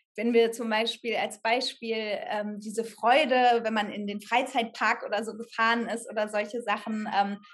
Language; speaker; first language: German; native; German